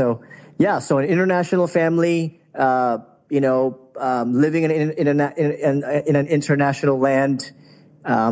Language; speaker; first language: English; non-native, local second language; Filipino